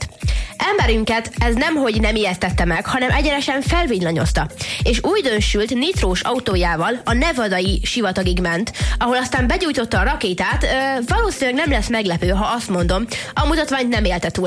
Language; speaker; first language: Hungarian; native; Hungarian